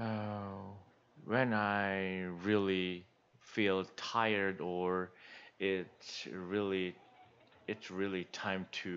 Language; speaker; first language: English; non-native, learner; Korean